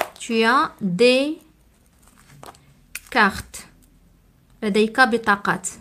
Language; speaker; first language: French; non-native, local second language; Arabic